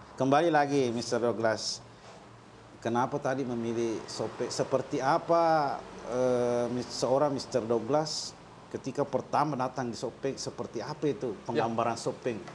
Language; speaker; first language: Indonesian; non-native, local second language; Buginese